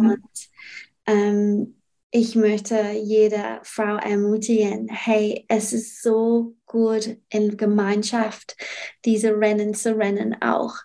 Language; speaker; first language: German; non-native, fluent; English